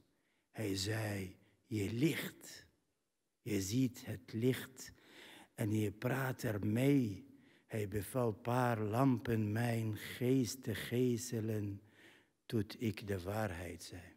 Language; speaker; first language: Dutch; non-native, fluent; Arabic